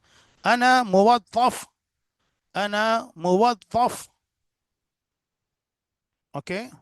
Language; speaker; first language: Arabic; non-native, fluent; Urdu